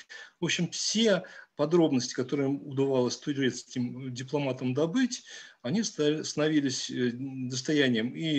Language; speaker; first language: Russian; native; Russian